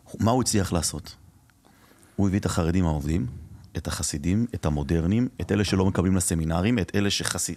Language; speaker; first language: Hebrew; early bilingual, other home language; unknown